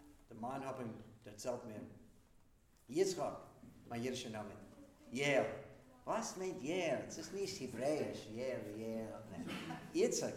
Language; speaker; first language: German; non-native, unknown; English